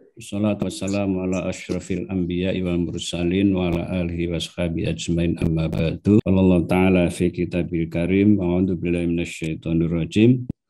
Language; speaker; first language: Indonesian; non-native, local second language; Javanese